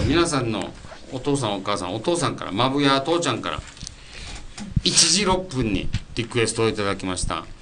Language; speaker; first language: Japanese; native; Japanese